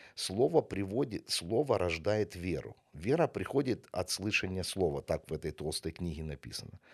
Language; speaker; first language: Russian; non-native, local second language; Ukrainian